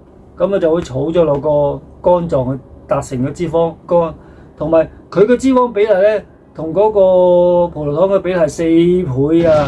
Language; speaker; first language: Cantonese; native; Cantonese